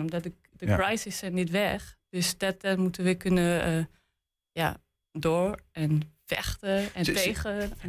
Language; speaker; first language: Dutch; non-native, learner; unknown